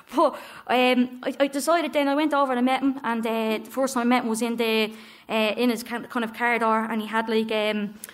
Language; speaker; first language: English; native; English